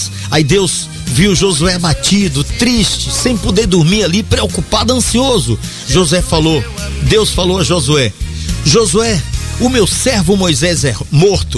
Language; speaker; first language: Portuguese; native; Portuguese